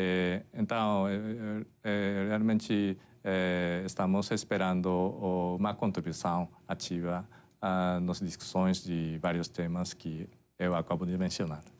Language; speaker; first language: Portuguese; non-native, fluent; Japanese